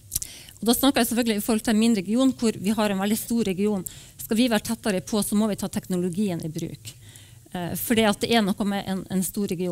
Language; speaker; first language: Norwegian; native; Norwegian